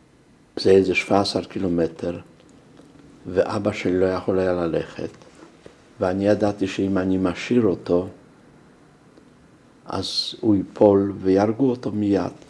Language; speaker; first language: Hebrew; non-native, fluent; Polish